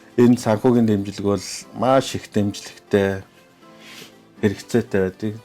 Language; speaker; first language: Mongolian; native; Mongolian